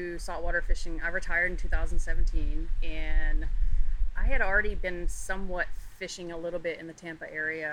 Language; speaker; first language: English; native; English